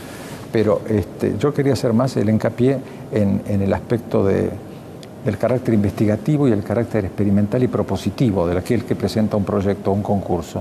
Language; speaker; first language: Spanish; native; Spanish